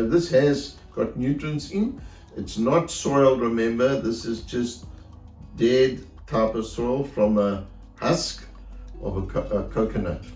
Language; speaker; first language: English; native; English